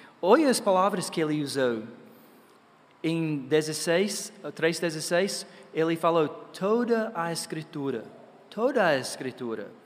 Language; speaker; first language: Portuguese; non-native, fluent; English